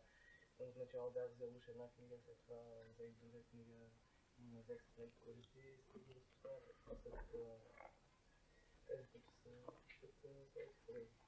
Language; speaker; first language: Bulgarian; non-native, learner; Russian